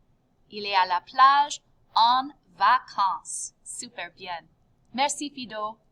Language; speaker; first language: French; non-native, fluent; English